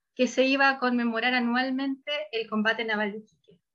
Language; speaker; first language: Spanish; early bilingual, heritage; Spanish